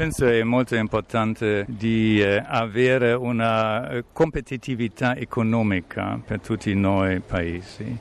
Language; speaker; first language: Italian; non-native, fluent; German